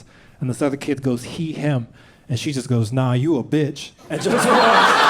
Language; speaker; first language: English; native; English